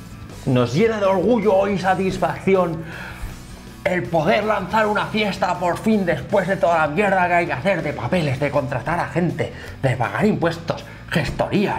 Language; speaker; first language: Spanish; native; Spanish